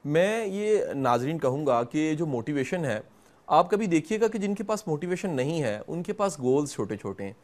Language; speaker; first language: Urdu; non-native, local second language; Punjabi